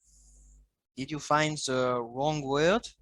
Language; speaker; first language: English; non-native, learner; French